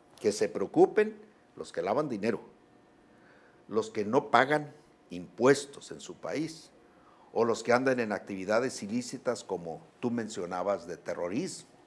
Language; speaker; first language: Spanish; native; Spanish